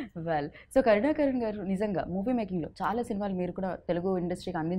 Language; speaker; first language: Telugu; native; Telugu